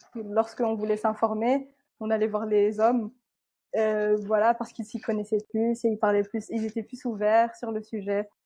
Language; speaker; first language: French; non-native, local second language; Wolof